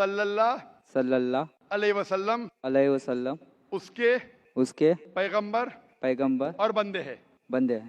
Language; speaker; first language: Hindi; native; Hindi